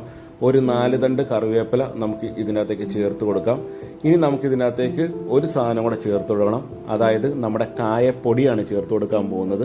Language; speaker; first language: Malayalam; native; Malayalam